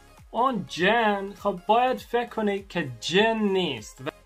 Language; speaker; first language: Persian; early bilingual, other home language; English